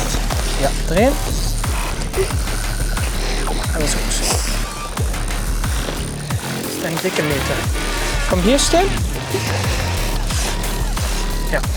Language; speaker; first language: German; non-native, learner; Dutch